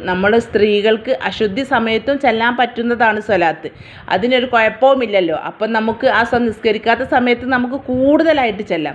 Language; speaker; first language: Malayalam; native; Malayalam